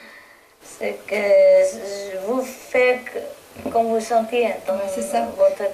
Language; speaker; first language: French; non-native, learner; Vietnamese